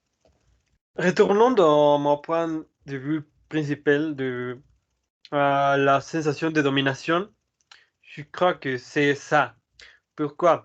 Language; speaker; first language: French; non-native, learner; Spanish